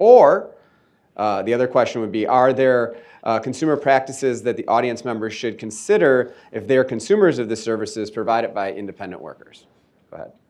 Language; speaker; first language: English; native; English